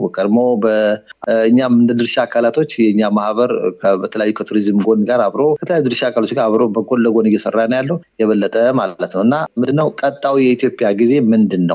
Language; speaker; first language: Amharic; native; Amharic